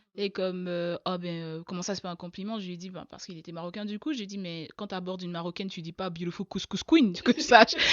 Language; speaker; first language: French; early bilingual, other home language; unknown